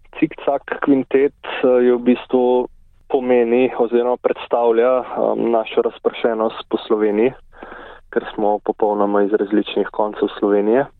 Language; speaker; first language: Slovenian; native; Slovenian